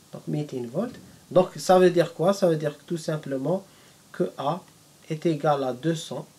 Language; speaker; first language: French; non-native, local second language; Arabic